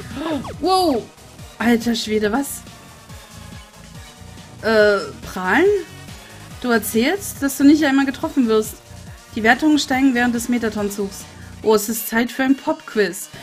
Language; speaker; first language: German; native; German